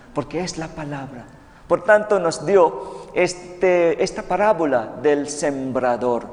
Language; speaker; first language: Spanish; non-native, fluent; Filipino